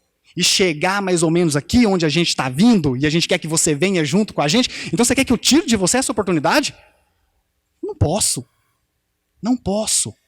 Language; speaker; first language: Portuguese; native; Portuguese